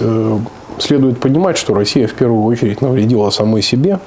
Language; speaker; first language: Russian; native; Russian